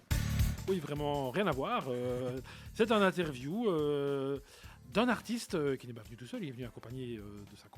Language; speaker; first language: French; native; French